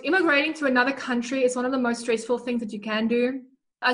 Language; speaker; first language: English; non-native, local second language; Afrikaans